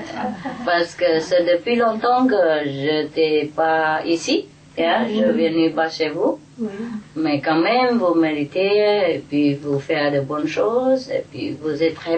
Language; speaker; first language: French; non-native, fluent; Vietnamese